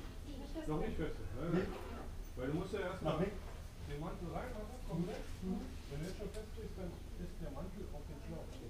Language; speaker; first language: German; native; German